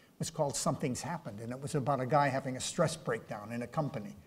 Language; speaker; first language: English; native; English